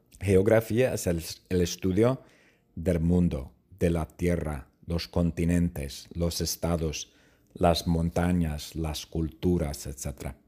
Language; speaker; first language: Spanish; non-native, fluent; English